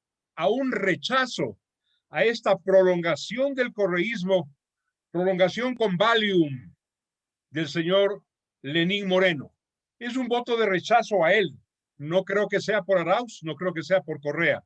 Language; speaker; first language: Spanish; native; Spanish